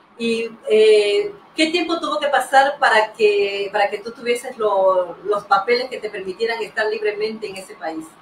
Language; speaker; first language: Spanish; native; Spanish